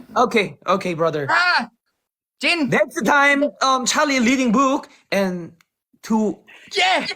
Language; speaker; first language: English; non-native, learner; Korean